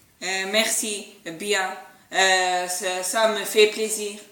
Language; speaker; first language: French; non-native, learner; Arabic